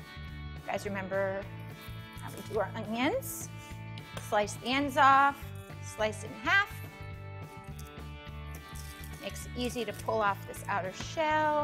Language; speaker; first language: English; native; English